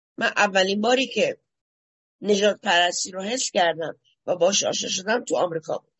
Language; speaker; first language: Persian; early bilingual, heritage; Persian